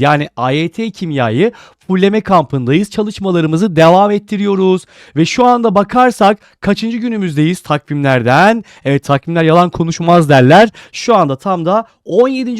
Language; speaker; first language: Turkish; native; Turkish